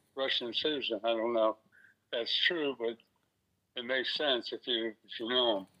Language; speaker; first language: English; native; English